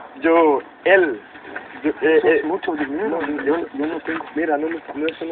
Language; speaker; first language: Spanish; non-native, learner; English